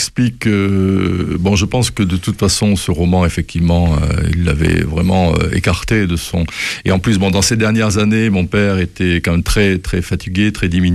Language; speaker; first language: French; native; French